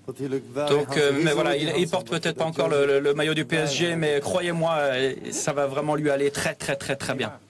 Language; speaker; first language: French; non-native, fluent; Arabic